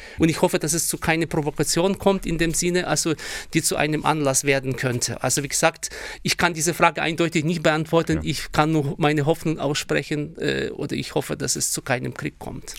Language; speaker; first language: German; non-native, fluent; Ukrainian